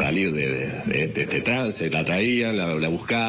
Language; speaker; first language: Spanish; native; Spanish